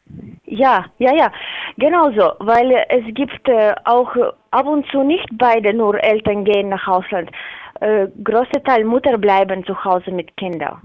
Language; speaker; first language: German; non-native, learner; Latvian